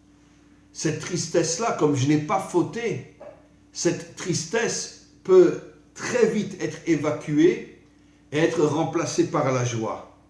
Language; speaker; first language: French; native; French